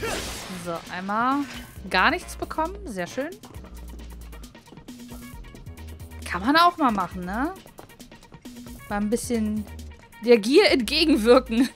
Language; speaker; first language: German; native; German